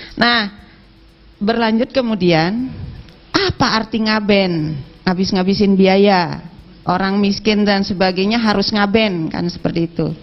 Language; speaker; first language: Indonesian; non-native, local second language; Balinese